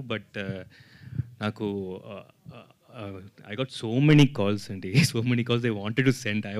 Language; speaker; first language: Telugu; non-native, learner; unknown